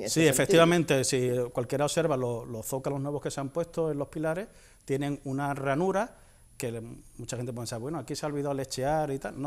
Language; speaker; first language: Spanish; native; Spanish